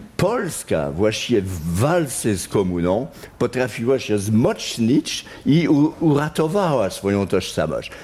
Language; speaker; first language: Polish; non-native, fluent; French